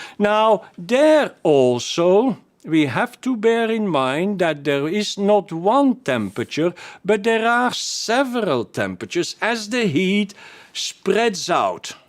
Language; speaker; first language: English; non-native, fluent; Dutch